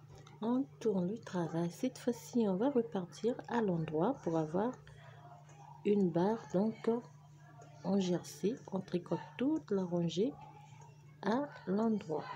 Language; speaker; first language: French; native; French